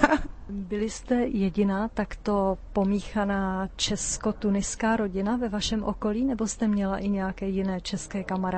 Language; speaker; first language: Czech; native; Czech